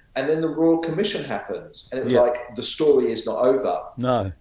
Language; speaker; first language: English; native; English